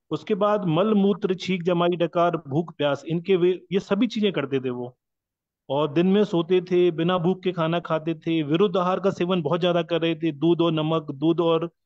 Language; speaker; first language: Hindi; non-native, local second language; Marathi